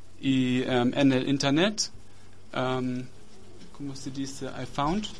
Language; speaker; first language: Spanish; non-native, learner; German